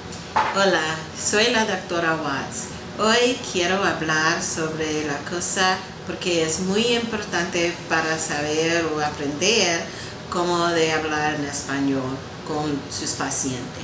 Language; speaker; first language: Spanish; non-native, learner; English